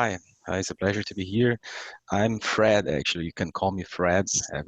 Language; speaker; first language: English; non-native, learner; Portuguese